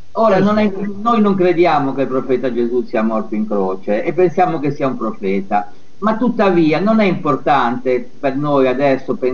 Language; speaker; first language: Italian; native; Italian